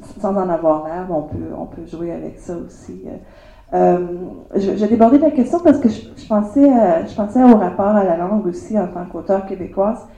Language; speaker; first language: French; native; French